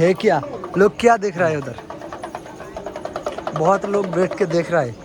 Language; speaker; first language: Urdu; non-native, local second language; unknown